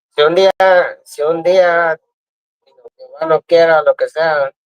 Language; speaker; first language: Spanish; early bilingual, other home language; English